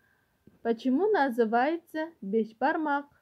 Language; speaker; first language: Russian; non-native, local second language; Kyrgyz